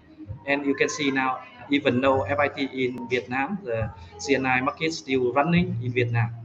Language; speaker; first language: English; non-native, fluent; Vietnamese